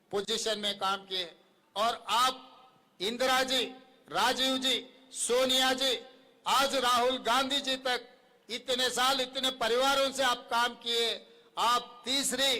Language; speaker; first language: Hindi; non-native, local second language; Telugu